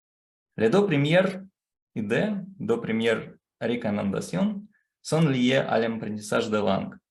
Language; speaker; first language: French; non-native, fluent; Russian